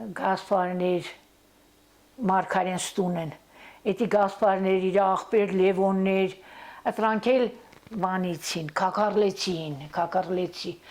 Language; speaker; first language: Armenian; native; Armenian